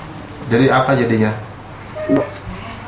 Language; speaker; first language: Indonesian; native; Indonesian